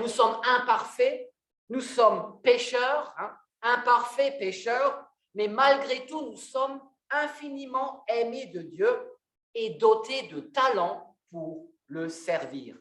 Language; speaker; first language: French; native; French